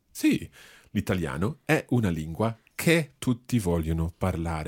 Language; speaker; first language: Italian; non-native, fluent; English